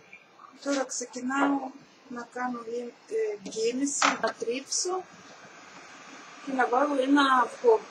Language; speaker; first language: Greek; non-native, learner; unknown